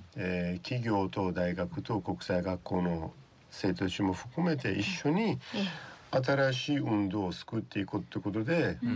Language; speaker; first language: Japanese; non-native, fluent; Persian